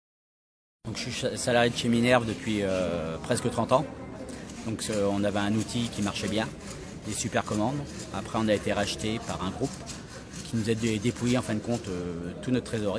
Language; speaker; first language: French; native; French